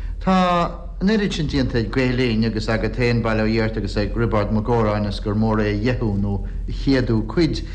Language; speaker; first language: Irish; native; Irish